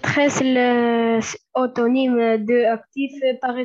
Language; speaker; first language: French; non-native, learner; Arabic